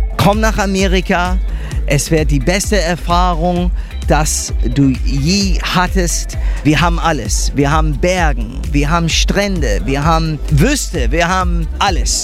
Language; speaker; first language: German; non-native, learner; English